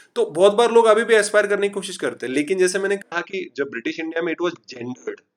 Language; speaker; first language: Hindi; non-native, local second language; Marathi